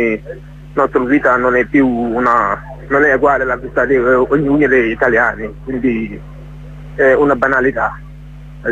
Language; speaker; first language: Italian; non-native, fluent; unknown